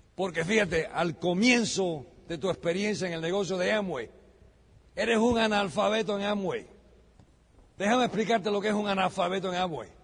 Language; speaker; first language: Spanish; early bilingual, heritage; Spanish